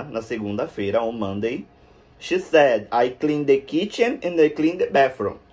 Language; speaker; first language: English; non-native, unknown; Portuguese